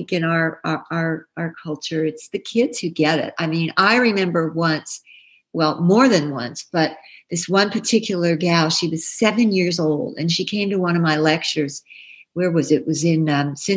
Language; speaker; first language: English; native; English